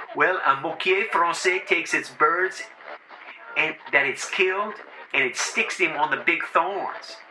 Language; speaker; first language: English; early bilingual, other home language; French